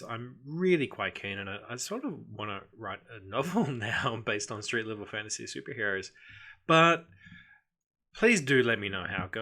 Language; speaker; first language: English; native; English